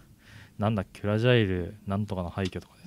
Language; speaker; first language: Japanese; native; Japanese